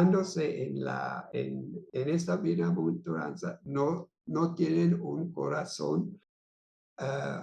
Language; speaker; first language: Spanish; non-native, fluent; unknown